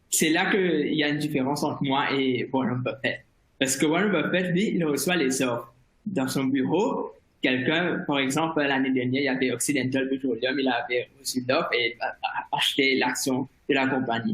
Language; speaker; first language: French; non-native, fluent; Morisyen